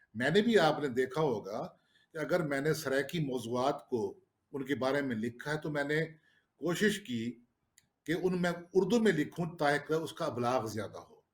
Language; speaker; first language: Urdu; non-native, local second language; Saraiki